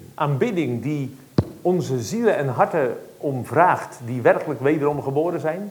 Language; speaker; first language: Dutch; native; Dutch